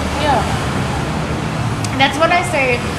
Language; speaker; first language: English; non-native, fluent; Swiss German